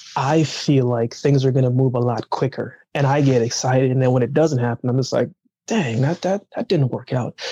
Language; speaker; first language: English; early bilingual, other home language; Jamaican Creole English